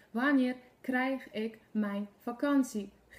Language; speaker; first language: Dutch; non-native, fluent; Polish